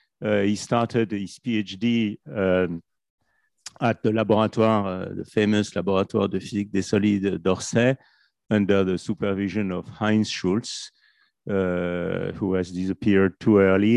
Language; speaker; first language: English; non-native, fluent; French